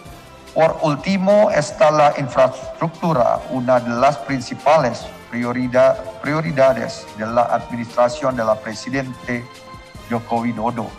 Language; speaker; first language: Spanish; non-native, learner; Indonesian